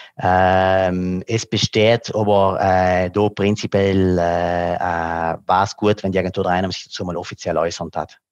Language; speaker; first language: German; non-native, local second language; Italian